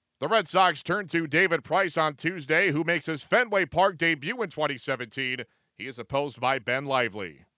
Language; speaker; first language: English; native; English